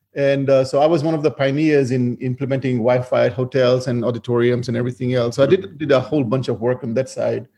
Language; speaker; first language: English; non-native, fluent; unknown